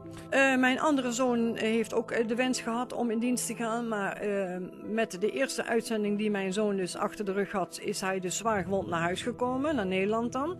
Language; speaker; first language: Dutch; native; Dutch